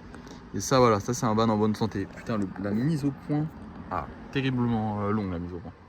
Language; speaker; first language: French; native; French